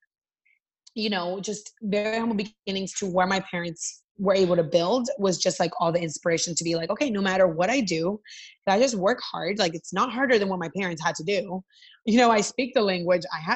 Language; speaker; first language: English; early bilingual, other home language; Spanish